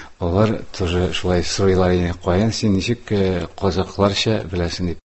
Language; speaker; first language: Tatar; non-native, local second language; Udmurt